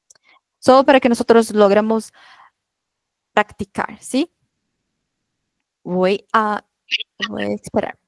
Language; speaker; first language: Spanish; non-native, fluent; Portuguese